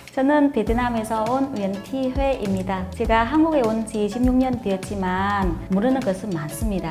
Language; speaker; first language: Korean; non-native, fluent; Vietnamese